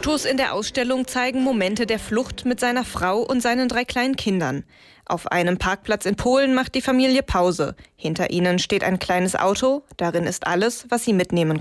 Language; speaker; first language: German; native; German